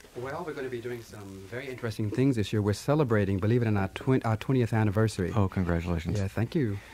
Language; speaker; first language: English; native; English